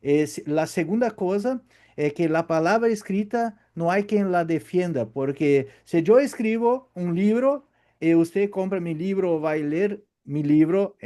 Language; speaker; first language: Spanish; non-native, fluent; Portuguese